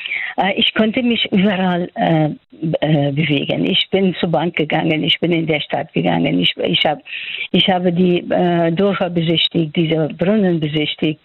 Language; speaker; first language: German; non-native, fluent; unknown